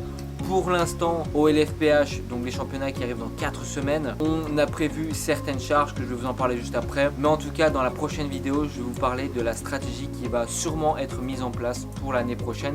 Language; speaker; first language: French; native; French